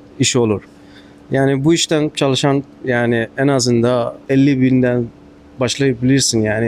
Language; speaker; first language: Turkish; non-native, learner; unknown